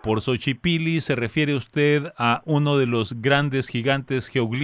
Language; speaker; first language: Spanish; native; Spanish